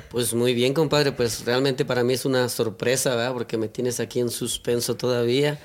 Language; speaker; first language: Spanish; native; Spanish